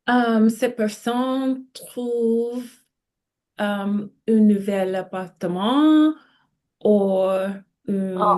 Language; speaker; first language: French; non-native, learner; English